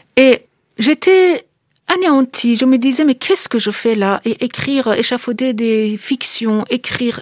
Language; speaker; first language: French; non-native, fluent; Persian